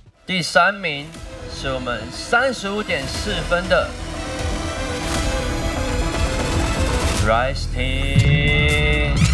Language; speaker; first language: Chinese; native; Chinese